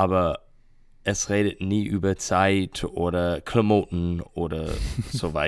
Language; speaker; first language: German; non-native, learner; English